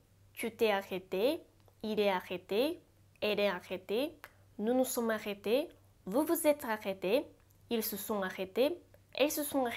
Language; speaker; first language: French; non-native, fluent; Japanese